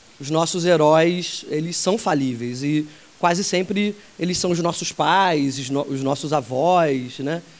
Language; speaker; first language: Portuguese; native; Portuguese